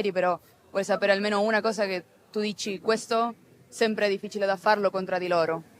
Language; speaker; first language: Italian; non-native, learner; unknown